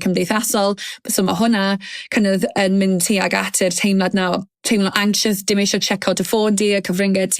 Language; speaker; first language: Welsh; native; Welsh